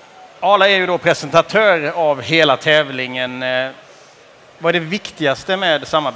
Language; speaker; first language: Swedish; native; Swedish